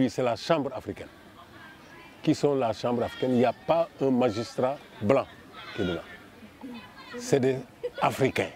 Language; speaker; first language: French; non-native, local second language; Wolof